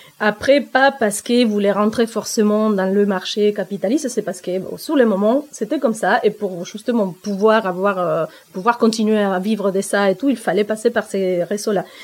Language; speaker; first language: French; non-native, fluent; Spanish